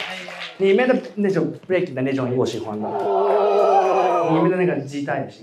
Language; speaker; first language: Chinese; non-native, fluent; Japanese